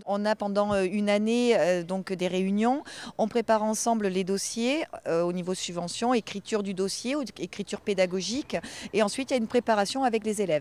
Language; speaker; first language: French; native; French